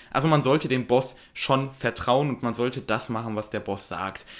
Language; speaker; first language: German; native; German